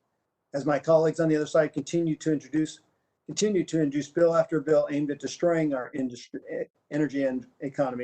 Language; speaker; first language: English; native; English